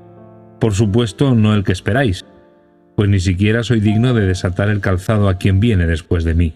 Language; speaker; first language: Spanish; native; Spanish